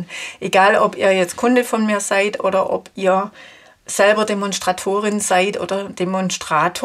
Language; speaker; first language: German; native; German